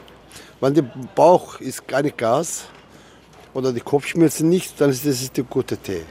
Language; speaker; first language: German; non-native, learner; Turkish